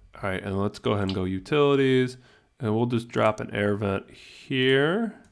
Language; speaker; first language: English; native; English